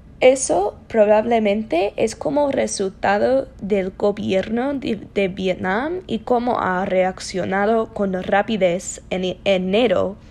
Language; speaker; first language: Spanish; non-native, learner; English